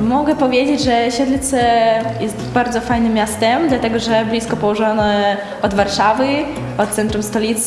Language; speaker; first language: Polish; non-native, learner; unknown